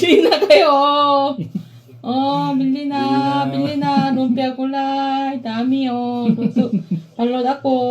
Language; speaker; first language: Filipino; non-native, learner; Korean